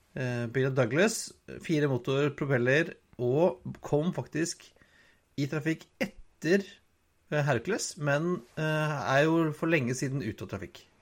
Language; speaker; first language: Norwegian; native; Norwegian